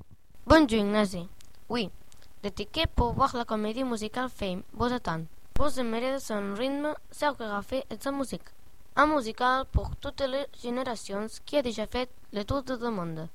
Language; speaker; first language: French; non-native, learner; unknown